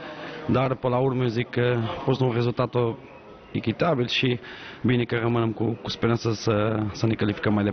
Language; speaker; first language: Romanian; non-native, learner; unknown